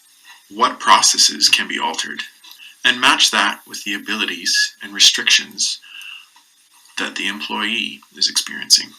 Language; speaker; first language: English; native; English